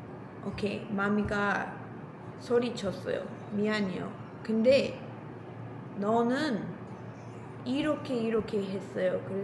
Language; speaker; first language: Korean; non-native, learner; English